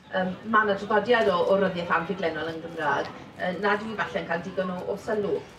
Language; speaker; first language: Welsh; native; Welsh